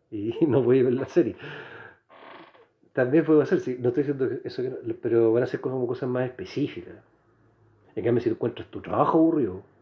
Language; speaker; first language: Spanish; native; Spanish